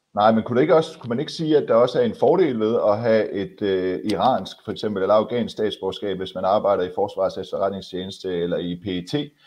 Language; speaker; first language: Danish; early bilingual, other home language; Persian